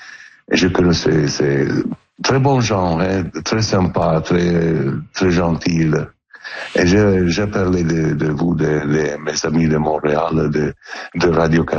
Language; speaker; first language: French; non-native, learner; Italian